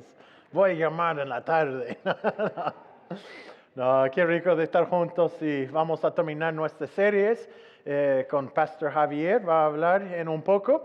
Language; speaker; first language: Spanish; non-native, fluent; English